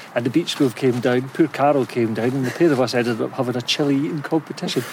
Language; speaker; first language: English; native; English